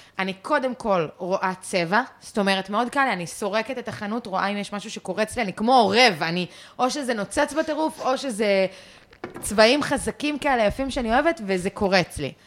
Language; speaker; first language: Hebrew; early bilingual, other home language; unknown